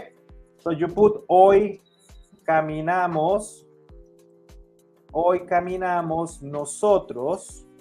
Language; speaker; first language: Spanish; non-native, fluent; English